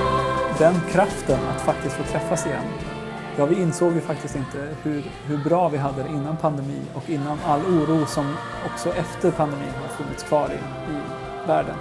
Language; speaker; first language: Swedish; native; Swedish